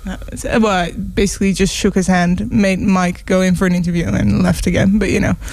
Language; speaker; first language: English; non-native, fluent; Dutch